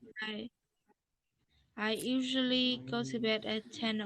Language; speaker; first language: English; non-native, learner; Vietnamese